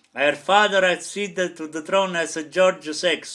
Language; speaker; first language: English; non-native, fluent; Italian